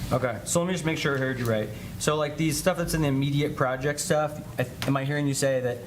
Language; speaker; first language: English; native; English